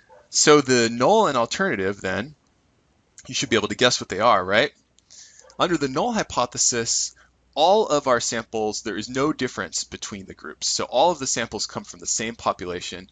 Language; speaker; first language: English; native; English